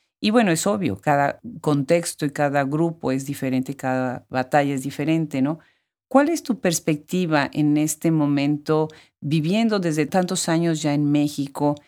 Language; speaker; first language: Spanish; native; Spanish